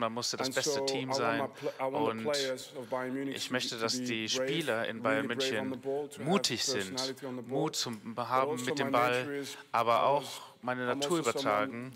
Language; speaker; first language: German; non-native, fluent; French